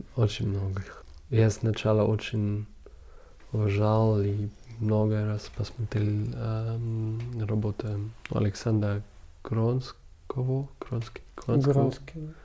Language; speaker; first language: Russian; non-native, fluent; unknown